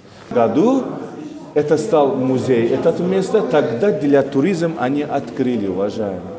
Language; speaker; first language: Russian; non-native, local second language; Azerbaijani